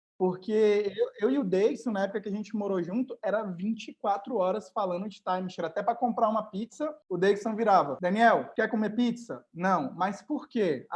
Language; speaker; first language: Portuguese; native; Portuguese